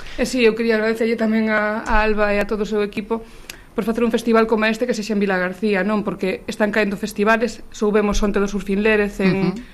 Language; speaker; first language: Galician; native; Galician